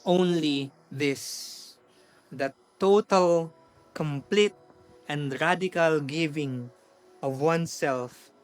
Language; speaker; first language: English; non-native, local second language; Filipino